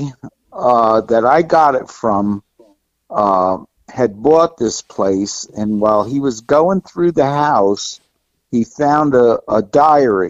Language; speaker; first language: English; native; English